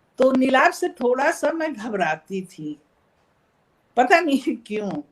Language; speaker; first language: Hindi; native; Hindi